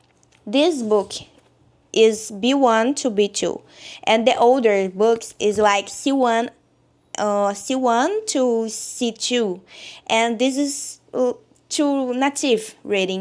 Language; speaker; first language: English; non-native, learner; Portuguese